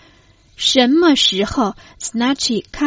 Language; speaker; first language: Croatian; non-native, fluent; Chinese